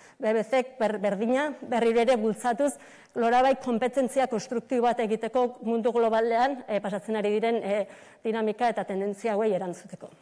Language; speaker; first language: Basque; native; Basque